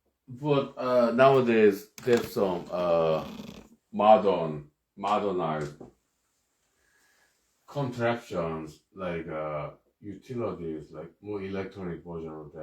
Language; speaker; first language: English; non-native, fluent; Korean